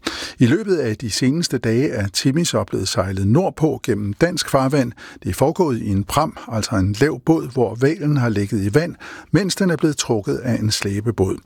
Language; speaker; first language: Danish; native; Danish